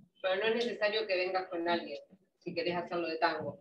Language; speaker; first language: Spanish; native; Spanish